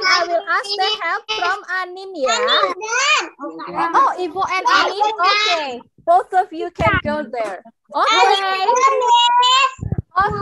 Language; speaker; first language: English; non-native, local second language; Indonesian